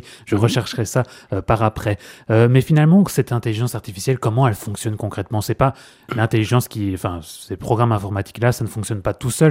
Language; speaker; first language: French; native; French